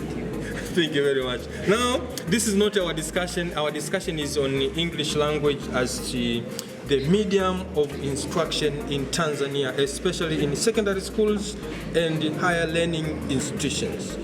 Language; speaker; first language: English; non-native, local second language; Swahili